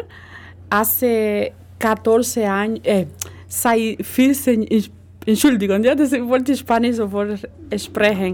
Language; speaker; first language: German; non-native, learner; Spanish